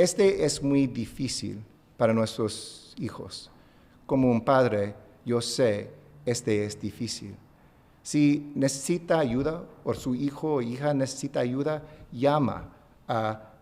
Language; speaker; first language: Spanish; non-native, fluent; English